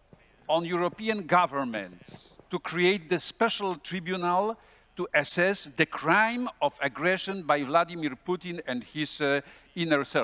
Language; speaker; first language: English; non-native, fluent; Polish